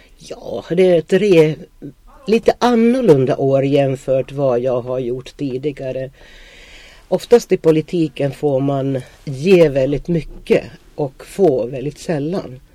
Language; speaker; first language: Swedish; early bilingual, other home language; Finnish